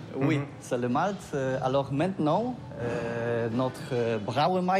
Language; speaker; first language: French; non-native, learner; Polish